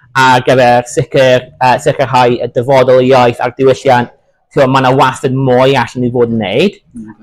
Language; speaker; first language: Welsh; non-native, local second language; English